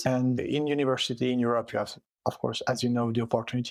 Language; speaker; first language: English; non-native, fluent; French